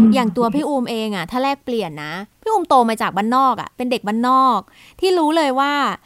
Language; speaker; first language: Thai; native; Thai